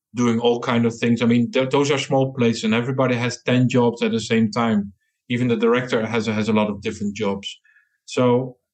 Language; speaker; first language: English; non-native, fluent; Dutch